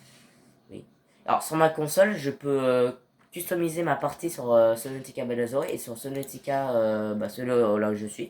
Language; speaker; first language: French; native; French